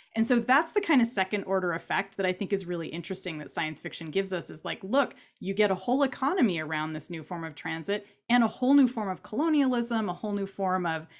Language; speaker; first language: English; native; English